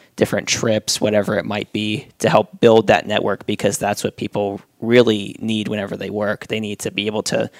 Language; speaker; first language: English; native; English